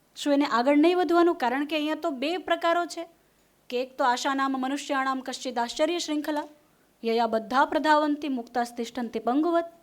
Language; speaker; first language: Gujarati; non-native, local second language; Hindi